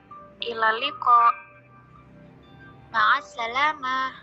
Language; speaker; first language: Arabic; non-native, learner; Indonesian